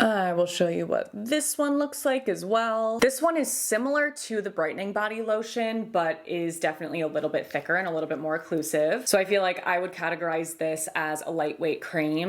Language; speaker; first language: English; native; English